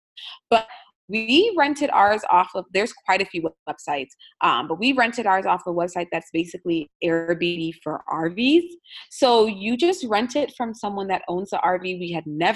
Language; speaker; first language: English; native; English